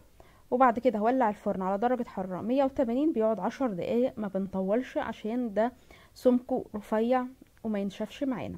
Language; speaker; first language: Arabic; native; Arabic